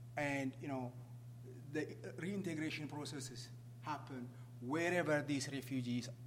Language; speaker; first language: English; non-native, fluent; Amharic